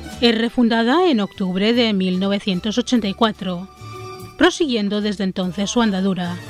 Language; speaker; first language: Spanish; native; Spanish